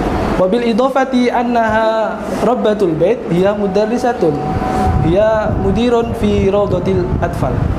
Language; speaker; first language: Arabic; non-native, learner; Indonesian